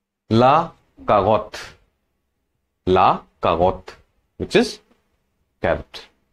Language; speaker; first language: English; non-native, local second language; Hindi